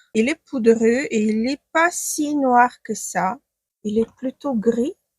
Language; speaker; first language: French; non-native, fluent; Ukrainian